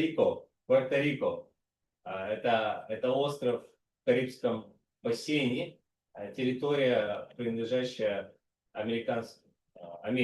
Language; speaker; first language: Russian; native; Russian